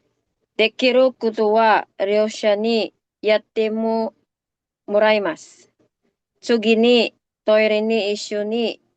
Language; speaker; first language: Japanese; non-native, learner; Filipino